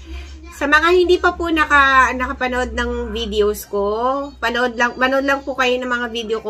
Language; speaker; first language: Filipino; native; Filipino